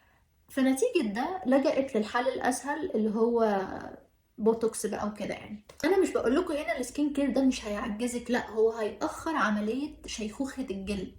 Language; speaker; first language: Arabic; native; Arabic